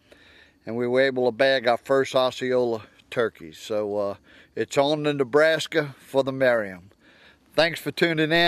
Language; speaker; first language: English; native; English